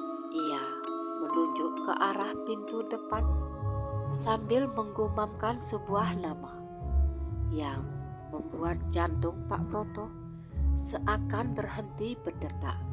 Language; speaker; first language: Indonesian; native; Indonesian